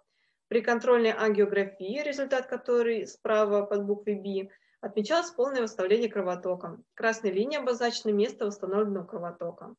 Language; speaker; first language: Russian; native; Russian